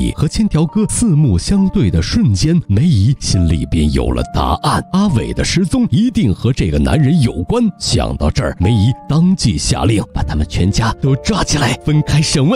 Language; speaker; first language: Chinese; native; Chinese